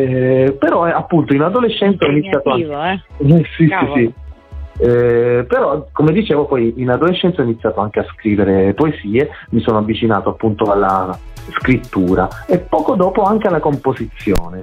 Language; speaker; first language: Italian; native; Italian